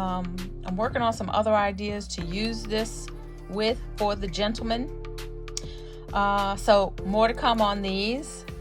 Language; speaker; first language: English; native; English